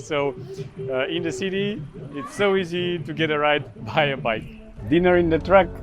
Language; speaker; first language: English; non-native, fluent; Romanian